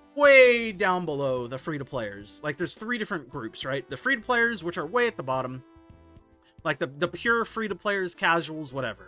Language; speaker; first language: English; native; English